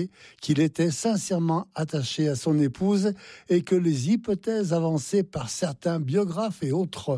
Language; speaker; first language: French; native; French